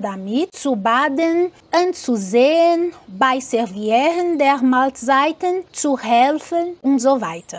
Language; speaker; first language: German; non-native, learner; Portuguese